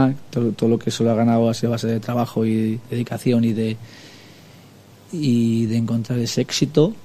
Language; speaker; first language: Spanish; native; Spanish